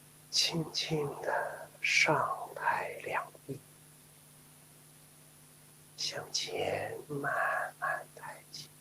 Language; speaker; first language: Chinese; native; Chinese